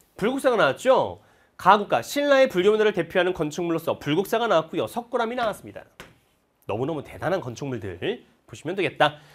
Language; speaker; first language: Korean; native; Korean